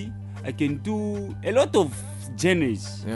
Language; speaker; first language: English; non-native, local second language; Bemba